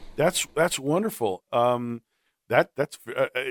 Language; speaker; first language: English; native; English